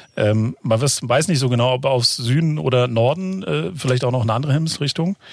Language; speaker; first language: German; native; German